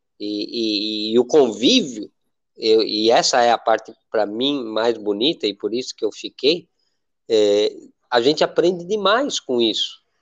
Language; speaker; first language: Portuguese; non-native, fluent; Spanish